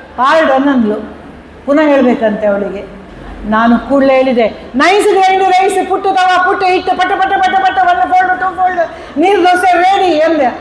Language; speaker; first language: Kannada; non-native, local second language; Konkani